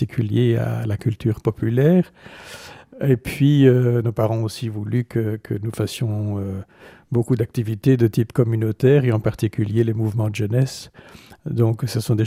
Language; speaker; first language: French; native; French